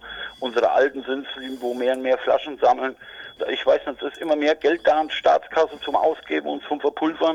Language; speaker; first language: German; native; German